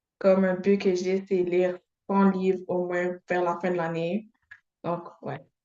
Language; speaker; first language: French; native; French